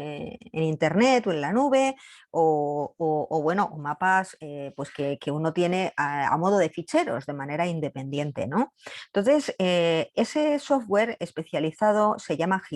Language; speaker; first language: Spanish; native; Spanish